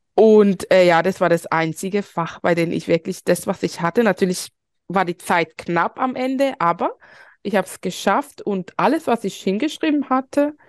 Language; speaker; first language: German; early bilingual, other home language; Spanish